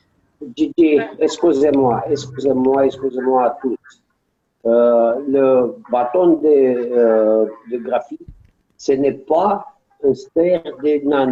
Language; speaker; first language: French; non-native, learner; Romanian